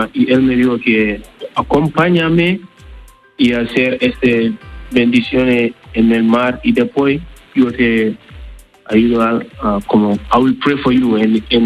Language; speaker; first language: Spanish; non-native, learner; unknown